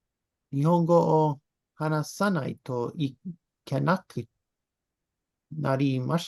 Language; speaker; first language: Japanese; non-native, learner; English